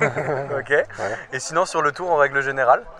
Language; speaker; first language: French; native; French